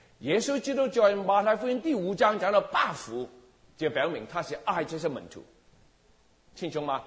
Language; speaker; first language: Chinese; non-native, local second language; Cantonese